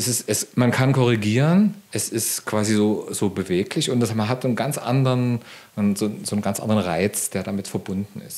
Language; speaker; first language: German; native; German